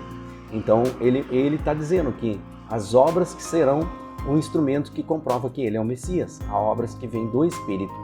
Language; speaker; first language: Portuguese; native; Portuguese